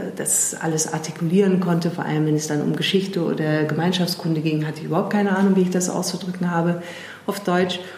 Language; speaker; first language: German; early bilingual, heritage; German